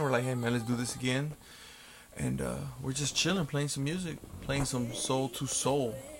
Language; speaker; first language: English; early bilingual, other home language; Spanish